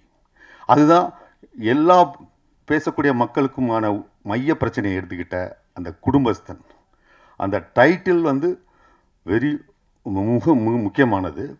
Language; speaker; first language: Tamil; native; Tamil